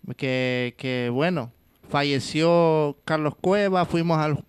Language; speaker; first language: Spanish; early bilingual, heritage; English